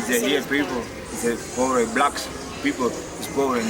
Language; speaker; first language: English; non-native, learner; Spanish